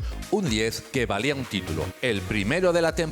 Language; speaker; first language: Spanish; native; Spanish